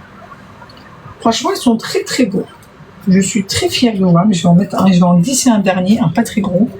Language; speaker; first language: French; native; French